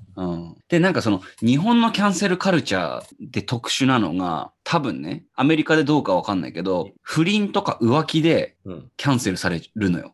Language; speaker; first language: Japanese; native; Japanese